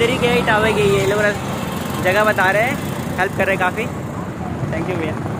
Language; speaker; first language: Hindi; native; Hindi